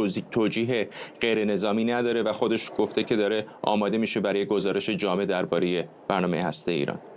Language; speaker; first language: Persian; native; Persian